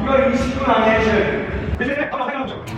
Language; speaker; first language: Korean; native; Korean